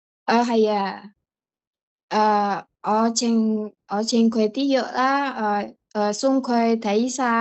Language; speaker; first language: Cantonese; non-native, learner; Indonesian